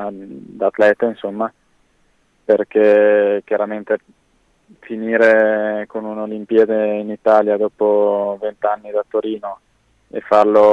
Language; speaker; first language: Italian; native; Italian